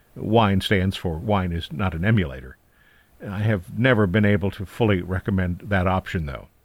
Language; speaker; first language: English; native; English